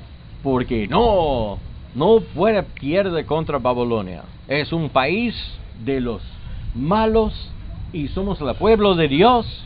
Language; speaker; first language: Spanish; non-native, learner; English